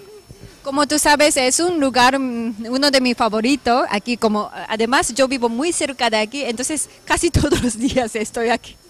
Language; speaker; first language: Spanish; non-native, fluent; Japanese